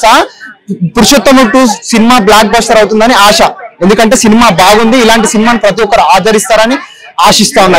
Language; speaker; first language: Telugu; native; Telugu